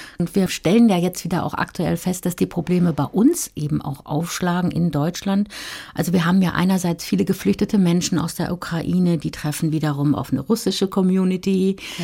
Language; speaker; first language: German; native; German